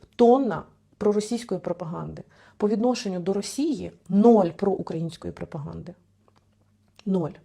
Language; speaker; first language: Ukrainian; native; Ukrainian